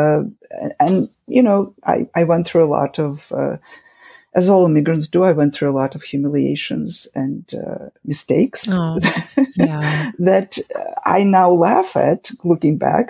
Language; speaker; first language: English; non-native, fluent; Russian